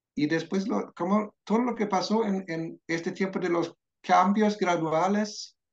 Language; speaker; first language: Spanish; non-native, fluent; Swedish